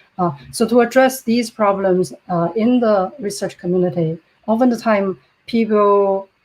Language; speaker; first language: English; non-native, fluent; Chinese